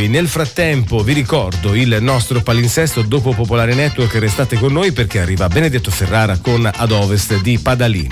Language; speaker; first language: Italian; native; Italian